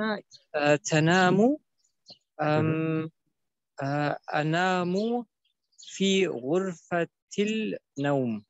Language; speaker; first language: Arabic; non-native, learner; German